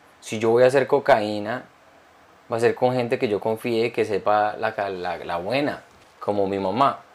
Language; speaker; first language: Spanish; early bilingual, heritage; Spanish